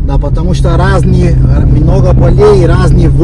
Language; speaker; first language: Russian; non-native, fluent; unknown